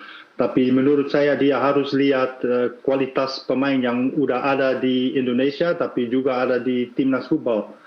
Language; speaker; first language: Indonesian; non-native, fluent; Dutch